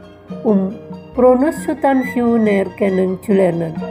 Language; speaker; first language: German; non-native, fluent; Indonesian